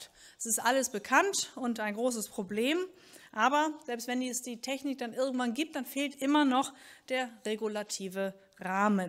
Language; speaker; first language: German; native; German